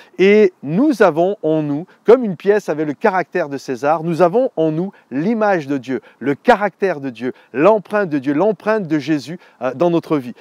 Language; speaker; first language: French; native; French